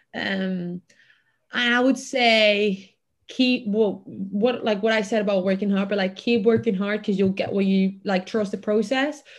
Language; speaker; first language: English; non-native, fluent; Catalan